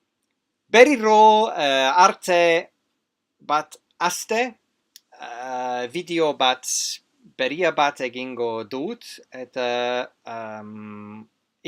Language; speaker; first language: Basque; non-native, learner; English